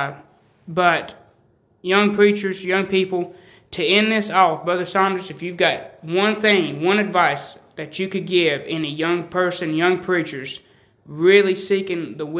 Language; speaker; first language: English; native; English